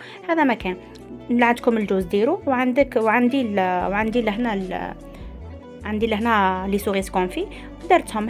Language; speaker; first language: Arabic; native; Arabic